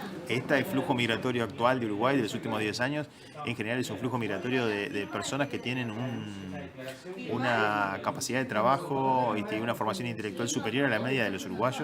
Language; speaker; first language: Spanish; native; Spanish